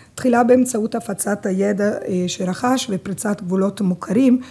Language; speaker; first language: Hebrew; non-native, fluent; Italian